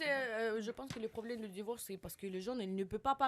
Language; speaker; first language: French; non-native, learner; Russian